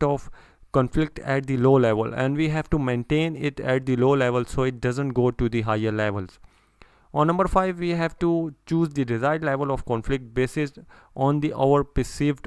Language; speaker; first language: English; non-native, local second language; Urdu